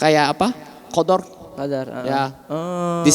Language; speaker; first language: Indonesian; non-native, fluent; Japanese